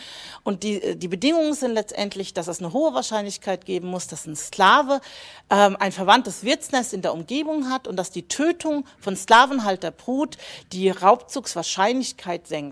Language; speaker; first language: German; native; German